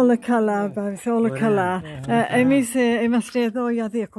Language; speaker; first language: Greek; non-native, learner; English